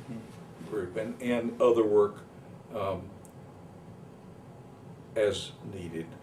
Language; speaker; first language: English; native; English